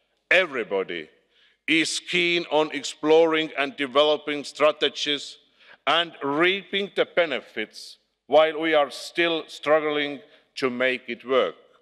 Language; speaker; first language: English; non-native, fluent; Estonian